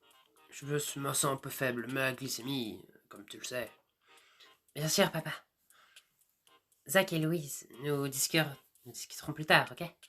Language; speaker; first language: French; native; French